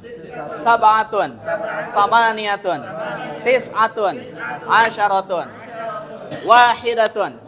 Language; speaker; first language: Arabic; non-native, fluent; Sundanese